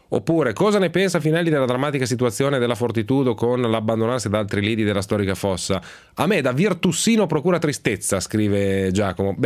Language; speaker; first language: Italian; native; Italian